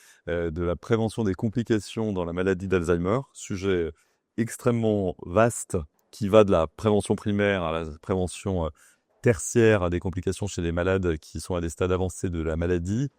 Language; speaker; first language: French; native; French